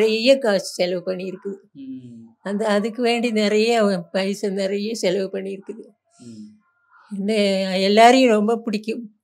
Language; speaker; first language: Tamil; non-native, learner; Malayalam